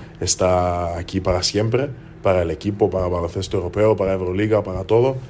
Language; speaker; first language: Spanish; non-native, learner; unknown